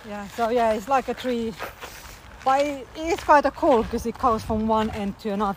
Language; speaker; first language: English; non-native, fluent; Finnish